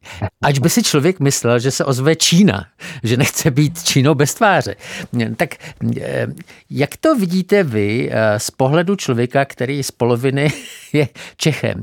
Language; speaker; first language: Czech; native; Czech